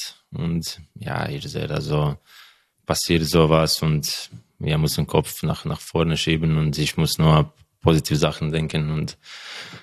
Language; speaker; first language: German; non-native, learner; Croatian